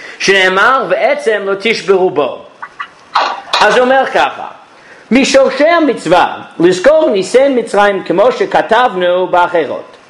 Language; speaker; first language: Hebrew; non-native, fluent; English